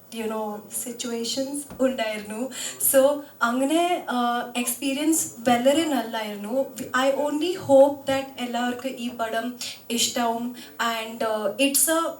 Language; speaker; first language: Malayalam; non-native, local second language; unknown